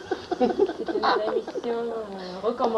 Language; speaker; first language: French; non-native, fluent; Japanese